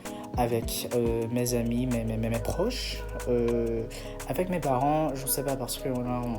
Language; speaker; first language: French; non-native, fluent; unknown